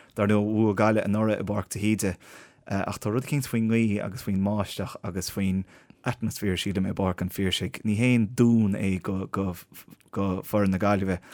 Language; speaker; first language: Irish; native; Irish